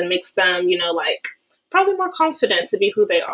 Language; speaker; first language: English; native; English